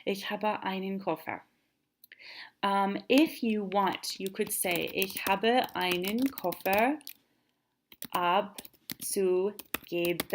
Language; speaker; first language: German; non-native, fluent; English